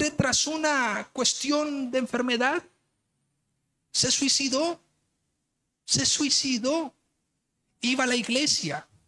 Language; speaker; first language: Spanish; native; Spanish